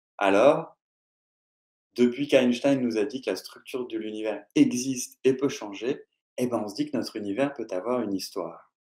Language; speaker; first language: French; native; French